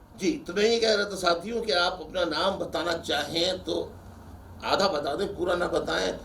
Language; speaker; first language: Urdu; native; Urdu